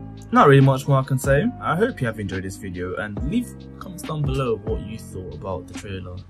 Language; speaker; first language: English; native; English